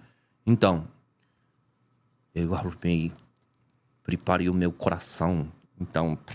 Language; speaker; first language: Portuguese; non-native, learner; Japanese